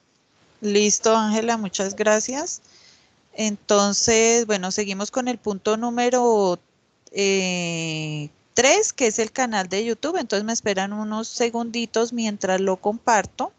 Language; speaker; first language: Spanish; native; Spanish